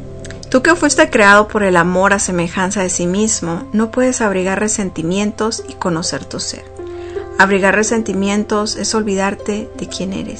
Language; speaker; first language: Spanish; native; Spanish